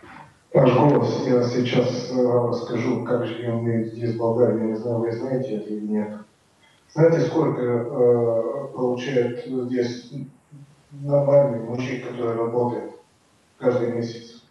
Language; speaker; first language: Russian; non-native, learner; Bulgarian